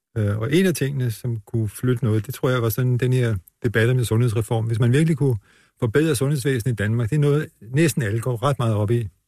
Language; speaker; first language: Danish; native; Danish